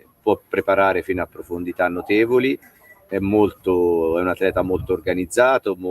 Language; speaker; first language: Italian; native; Italian